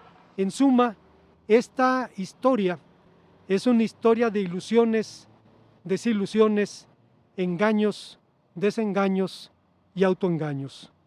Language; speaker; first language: Spanish; native; Spanish